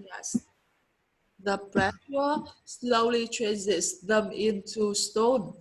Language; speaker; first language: English; non-native, learner; Vietnamese